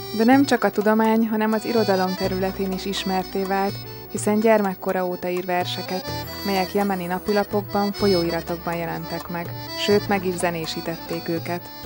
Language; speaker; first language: Hungarian; native; Hungarian